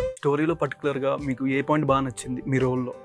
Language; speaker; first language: Telugu; native; Telugu